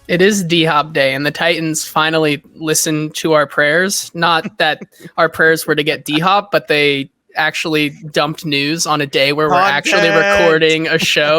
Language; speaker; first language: English; native; English